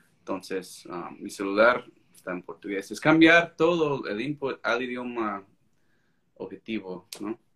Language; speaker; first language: Spanish; non-native, fluent; English